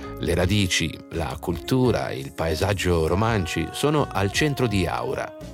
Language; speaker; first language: Italian; native; Italian